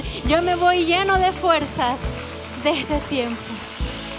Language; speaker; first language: Spanish; native; Spanish